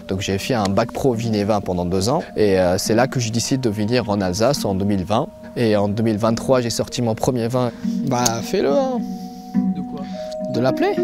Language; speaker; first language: French; non-native, fluent; Persian